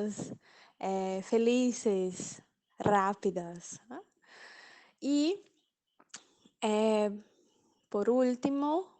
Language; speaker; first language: Spanish; non-native, learner; Portuguese